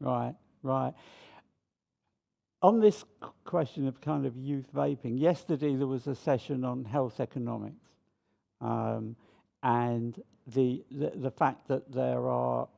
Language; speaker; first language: English; native; English